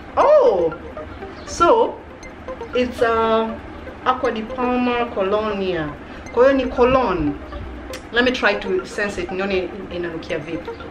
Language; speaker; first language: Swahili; native; Swahili